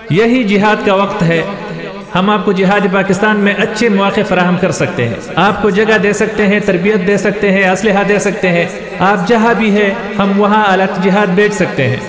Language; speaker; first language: Urdu; non-native, local second language; Pashto